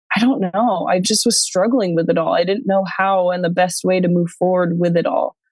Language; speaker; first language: English; native; English